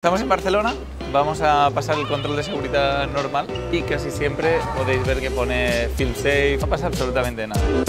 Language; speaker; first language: Spanish; native; Spanish